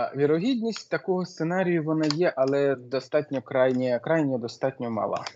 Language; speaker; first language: Ukrainian; non-native, local second language; Russian